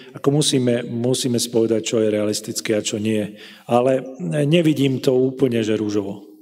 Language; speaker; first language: Slovak; non-native, local second language; Hungarian